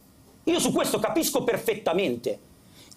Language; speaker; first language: Italian; native; Italian